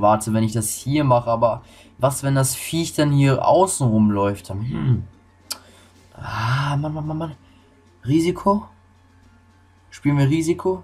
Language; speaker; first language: German; native; German